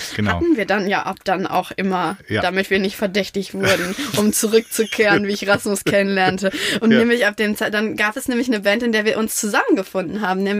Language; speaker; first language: German; non-native, local second language; Russian